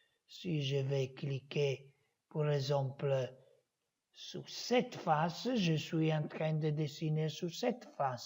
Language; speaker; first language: French; non-native, learner; Italian